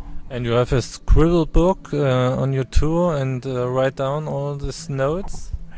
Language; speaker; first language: English; non-native, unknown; German